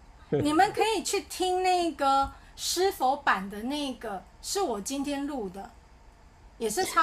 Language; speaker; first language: Chinese; native; Chinese